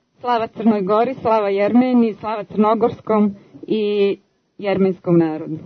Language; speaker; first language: Russian; non-native, learner; Serbian